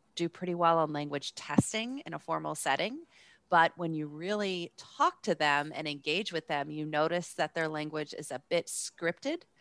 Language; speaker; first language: English; native; English